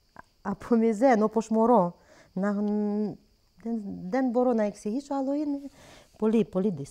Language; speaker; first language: Greek; non-native, learner; Ukrainian